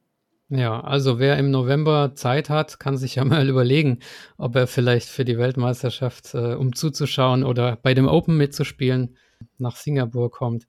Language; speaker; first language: German; native; German